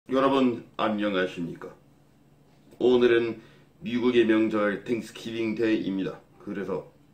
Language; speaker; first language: Korean; non-native, fluent; English